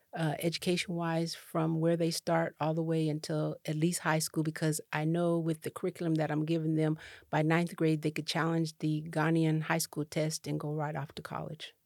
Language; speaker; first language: English; native; English